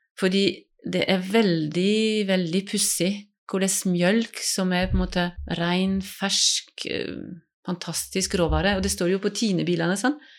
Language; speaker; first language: Norwegian; non-native, fluent; French